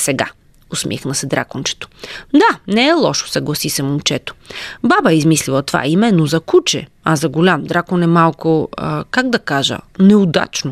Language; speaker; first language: Bulgarian; native; Bulgarian